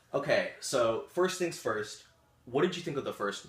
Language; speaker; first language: English; native; English